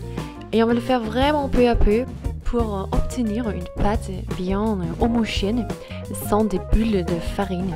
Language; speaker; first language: French; non-native, fluent; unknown